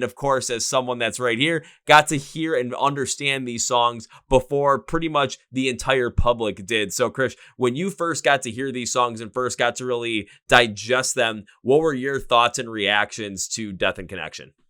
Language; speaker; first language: English; native; English